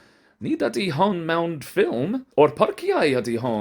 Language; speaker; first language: Welsh; non-native, learner; English